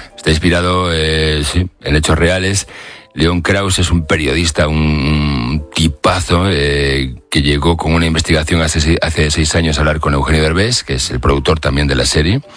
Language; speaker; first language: Spanish; native; Spanish